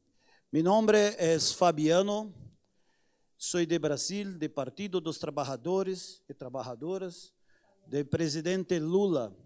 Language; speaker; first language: Spanish; non-native, learner; Portuguese